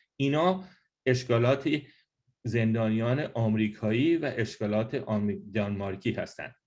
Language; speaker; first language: Persian; early bilingual, heritage; Persian